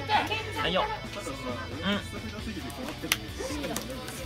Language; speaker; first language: Japanese; native; Japanese